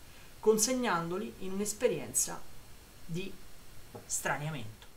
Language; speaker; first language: Italian; native; Italian